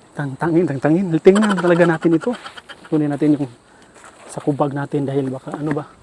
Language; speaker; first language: Filipino; non-native, local second language; Cebuano